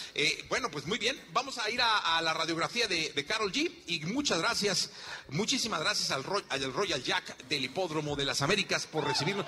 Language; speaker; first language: Spanish; native; Spanish